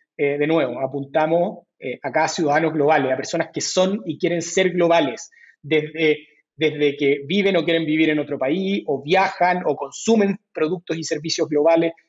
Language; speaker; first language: Spanish; native; Spanish